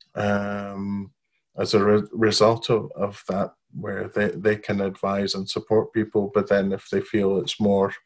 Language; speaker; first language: English; non-native, fluent; Arabic